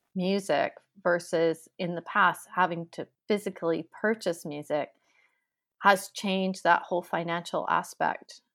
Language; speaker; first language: English; native; English